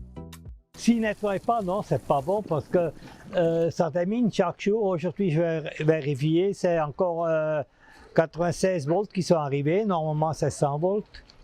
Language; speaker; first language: French; non-native, fluent; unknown